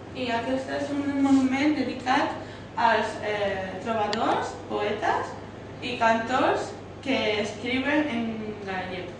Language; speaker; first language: Catalan; non-native, learner; Spanish